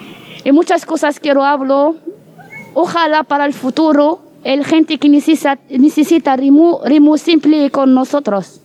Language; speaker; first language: Spanish; non-native, learner; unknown